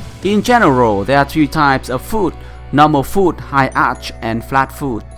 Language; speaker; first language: English; non-native, fluent; Vietnamese